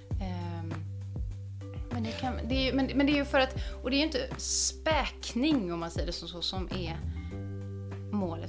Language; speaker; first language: Swedish; native; Swedish